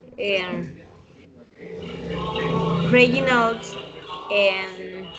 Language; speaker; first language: English; non-native, learner; Spanish